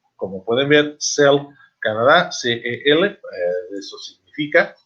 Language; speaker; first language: Spanish; non-native, fluent; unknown